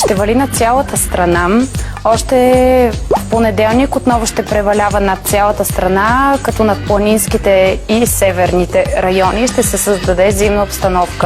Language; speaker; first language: Bulgarian; native; Bulgarian